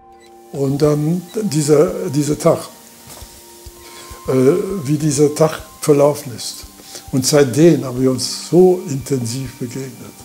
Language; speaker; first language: German; non-native, fluent; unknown